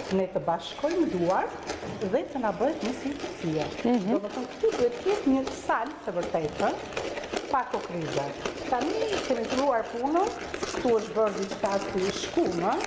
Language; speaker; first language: Albanian; native; Albanian